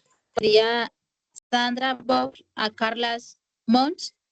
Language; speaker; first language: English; non-native, learner; Spanish